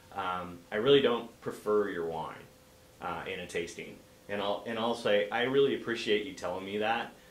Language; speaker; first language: English; native; English